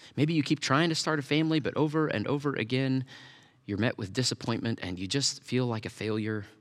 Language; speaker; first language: English; native; English